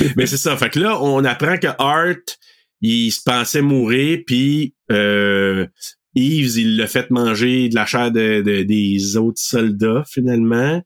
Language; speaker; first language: French; native; French